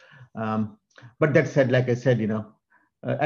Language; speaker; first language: English; non-native, local second language; Hindi